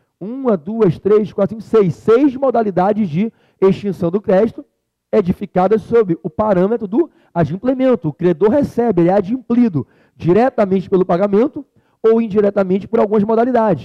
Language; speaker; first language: Portuguese; native; Portuguese